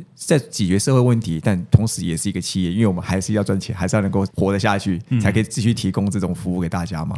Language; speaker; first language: Chinese; native; Chinese